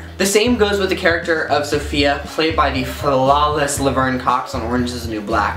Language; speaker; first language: English; native; English